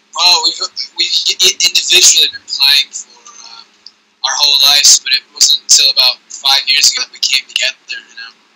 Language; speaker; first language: English; native; English